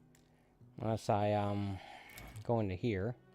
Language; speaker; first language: English; native; English